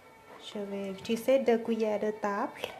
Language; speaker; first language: French; non-native, learner; Thai